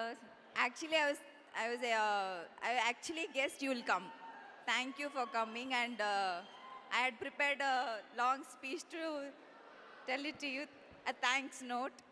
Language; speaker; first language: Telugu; non-native, learner; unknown